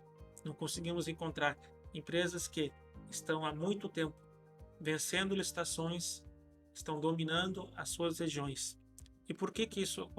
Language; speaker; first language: Portuguese; native; Portuguese